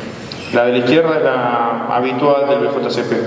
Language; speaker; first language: Spanish; native; Spanish